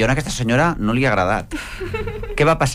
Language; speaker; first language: Catalan; native; Catalan